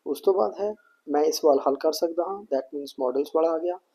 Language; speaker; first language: Hindi; non-native, local second language; Punjabi